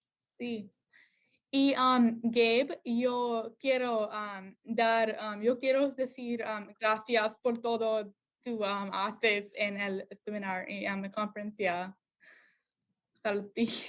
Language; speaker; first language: Spanish; non-native, learner; English